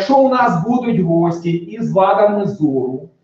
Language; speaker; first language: Ukrainian; native; Ukrainian